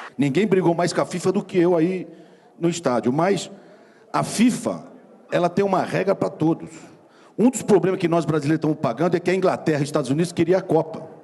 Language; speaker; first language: Portuguese; native; Portuguese